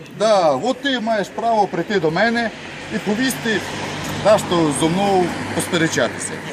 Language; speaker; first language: Ukrainian; native; Ukrainian